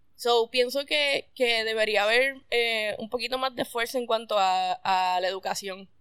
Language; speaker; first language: Spanish; native; Spanish